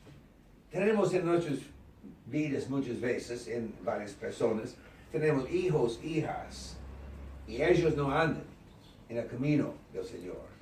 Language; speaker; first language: Spanish; non-native, learner; English